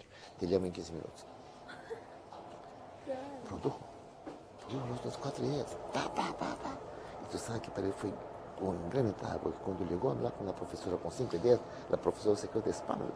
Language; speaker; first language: Spanish; non-native, fluent; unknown